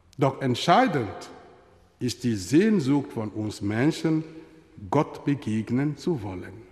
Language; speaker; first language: German; non-native, fluent; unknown